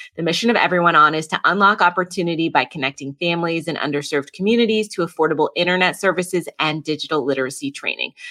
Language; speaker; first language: English; native; English